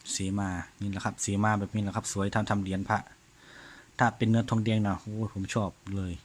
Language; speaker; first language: Thai; non-native, local second language; Northeastern Thai